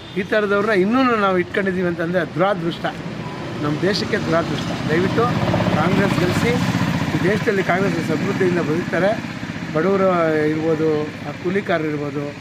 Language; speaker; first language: Kannada; native; Kannada